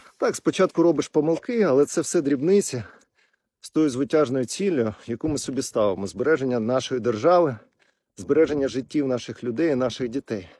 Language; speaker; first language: Ukrainian; non-native, local second language; Russian